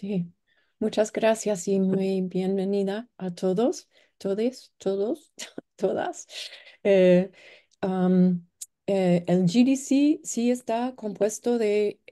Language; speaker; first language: Spanish; non-native, fluent; English